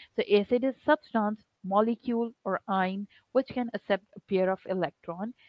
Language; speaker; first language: English; non-native, local second language; Urdu